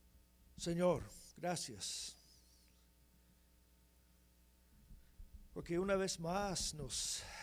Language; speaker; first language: Spanish; non-native, fluent; English